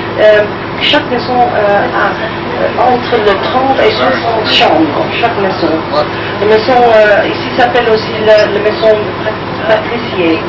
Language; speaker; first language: French; non-native, learner; Dutch